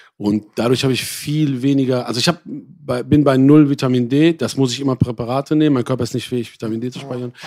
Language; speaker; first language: German; early bilingual, other home language; Persian